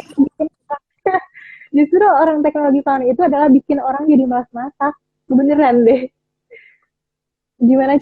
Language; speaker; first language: Indonesian; native; Indonesian